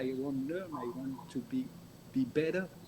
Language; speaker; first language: English; non-native, learner; French